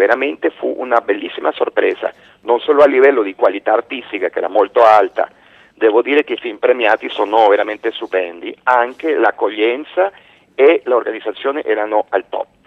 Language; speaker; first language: Italian; non-native, fluent; Spanish